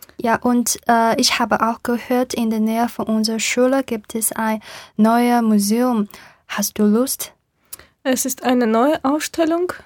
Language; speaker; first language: German; non-native, learner; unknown